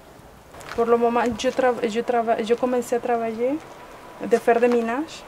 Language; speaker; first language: French; non-native, learner; Spanish